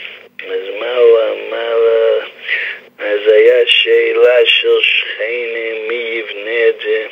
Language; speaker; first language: Hebrew; non-native, fluent; English